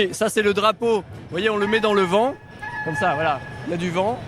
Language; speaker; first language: French; native; French